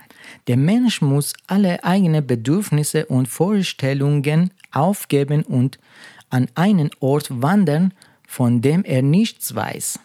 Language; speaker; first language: German; non-native, fluent; Persian